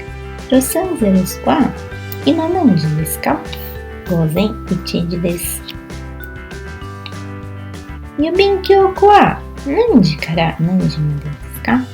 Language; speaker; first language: Japanese; non-native, learner; Portuguese